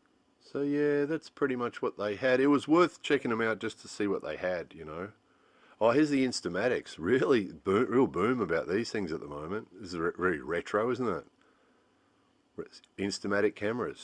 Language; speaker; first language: English; native; English